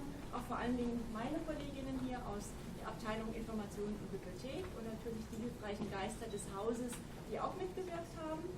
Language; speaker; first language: German; native; German